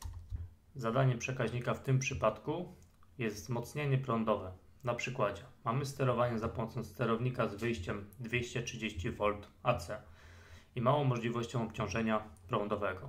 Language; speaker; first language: Polish; native; Polish